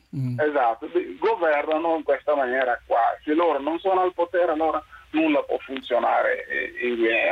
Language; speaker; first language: Italian; non-native, fluent; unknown